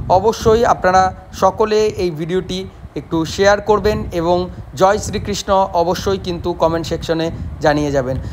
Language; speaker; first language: Bangla; native; Bangla